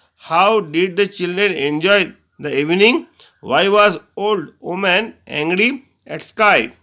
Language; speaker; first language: English; non-native, local second language; Bangla